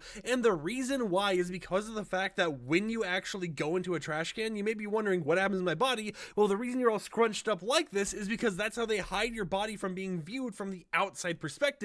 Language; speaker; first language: English; native; English